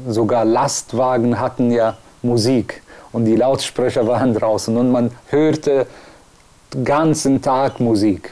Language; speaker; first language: German; non-native, fluent; Persian